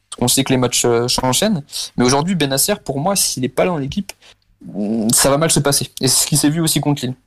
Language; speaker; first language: French; native; French